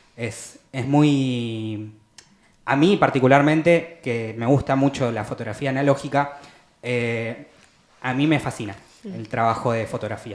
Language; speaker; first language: Spanish; native; Spanish